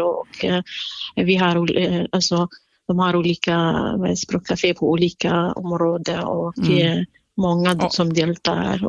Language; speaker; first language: Swedish; non-native, fluent; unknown